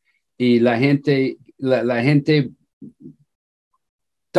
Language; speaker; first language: Spanish; non-native, fluent; English